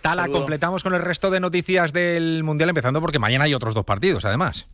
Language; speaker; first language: Spanish; native; Spanish